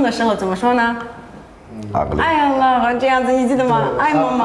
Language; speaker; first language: Chinese; non-native, fluent; Azerbaijani